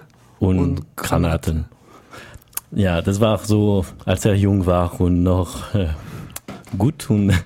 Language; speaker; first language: German; non-native, learner; French